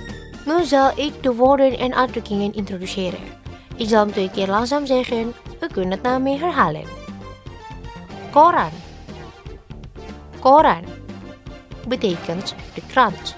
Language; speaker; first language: Dutch; non-native, learner; Indonesian